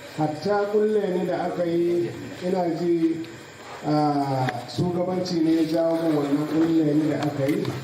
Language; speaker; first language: Hausa; non-native, local second language; Fula